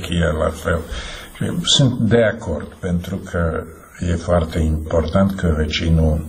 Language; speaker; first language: Romanian; non-native, learner; Slovak